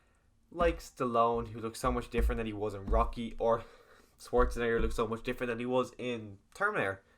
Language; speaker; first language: English; native; English